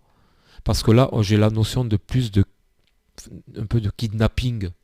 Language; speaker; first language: French; native; French